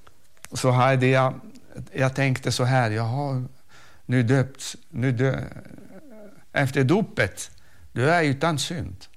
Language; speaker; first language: Swedish; non-native, fluent; Arabic